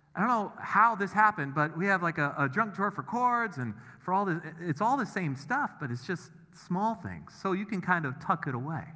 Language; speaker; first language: English; native; English